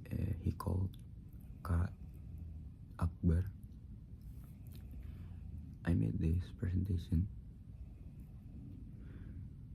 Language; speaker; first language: English; non-native, local second language; Indonesian